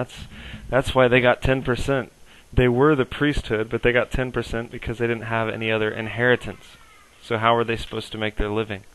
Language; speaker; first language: English; native; English